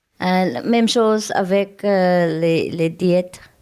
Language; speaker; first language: French; non-native, learner; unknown